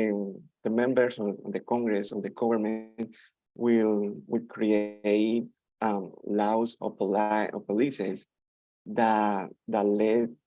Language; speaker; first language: English; non-native, learner; Spanish